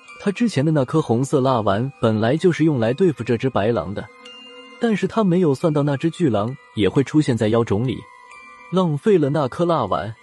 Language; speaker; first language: Chinese; native; Chinese